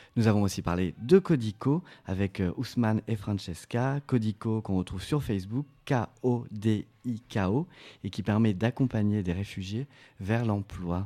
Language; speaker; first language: French; native; French